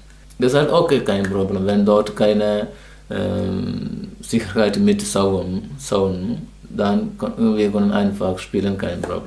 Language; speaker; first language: German; non-native, learner; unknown